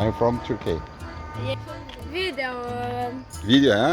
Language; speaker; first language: English; non-native, learner; Turkish